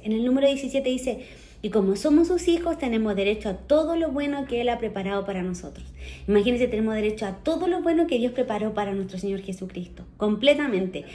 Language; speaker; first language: Spanish; native; Spanish